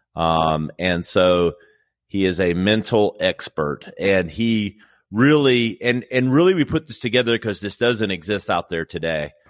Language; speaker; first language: English; native; English